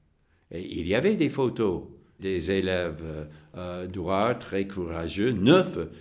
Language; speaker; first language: French; non-native, fluent; English